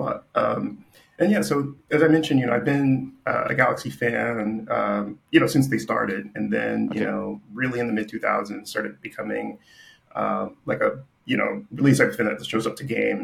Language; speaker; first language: English; native; English